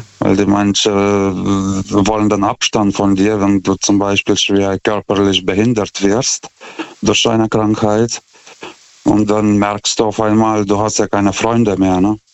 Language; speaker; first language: German; non-native, fluent; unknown